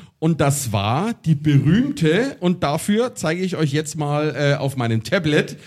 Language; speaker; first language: German; native; German